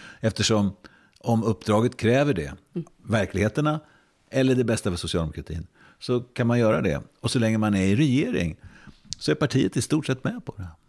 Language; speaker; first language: Swedish; native; Swedish